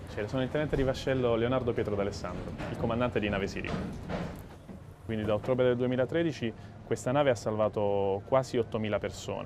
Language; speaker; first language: Italian; native; Italian